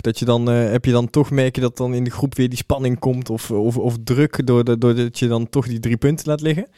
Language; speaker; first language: Dutch; native; Dutch